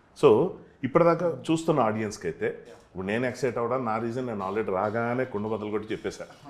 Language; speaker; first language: Telugu; native; Telugu